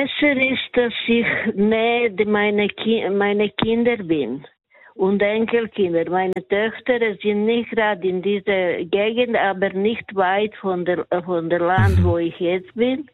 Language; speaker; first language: German; non-native, learner; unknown